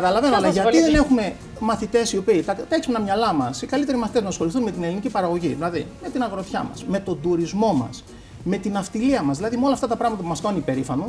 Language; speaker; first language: Greek; native; Greek